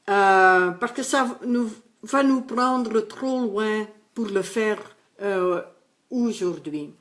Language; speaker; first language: French; non-native, local second language; Dutch